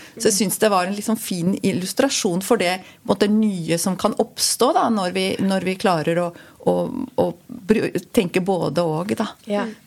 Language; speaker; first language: Norwegian; non-native, fluent; German